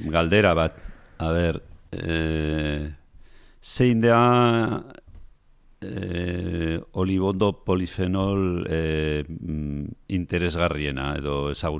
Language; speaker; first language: Basque; non-native, local second language; Spanish